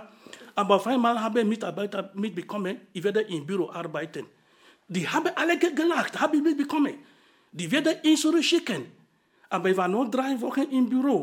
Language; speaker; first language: German; non-native, fluent; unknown